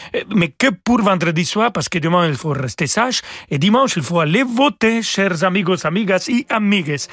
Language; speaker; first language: French; non-native, fluent; Spanish